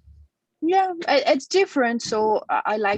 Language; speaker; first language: English; non-native, fluent; French